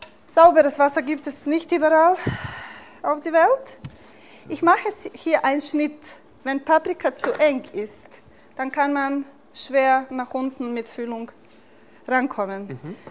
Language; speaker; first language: German; non-native, fluent; Serbian